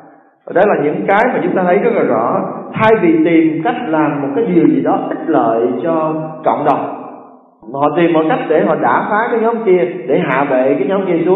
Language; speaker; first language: Vietnamese; native; Vietnamese